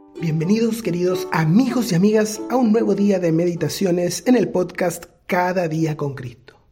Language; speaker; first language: Spanish; native; Spanish